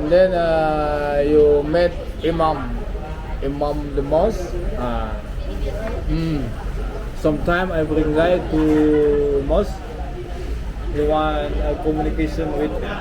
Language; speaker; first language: English; non-native, learner; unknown